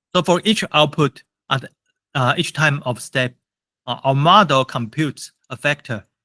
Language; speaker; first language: English; non-native, fluent; Chinese